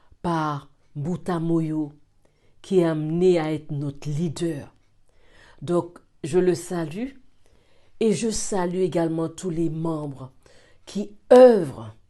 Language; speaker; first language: French; native; French